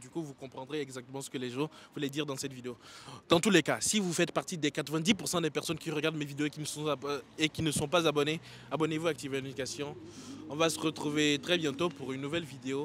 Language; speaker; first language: French; native; French